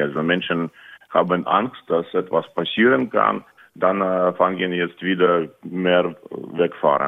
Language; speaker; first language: German; non-native, fluent; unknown